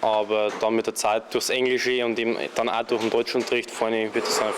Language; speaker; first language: German; native; German